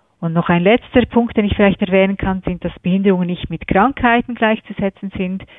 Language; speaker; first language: German; native; German